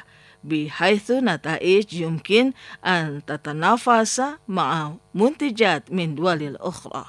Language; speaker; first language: Arabic; non-native, fluent; Indonesian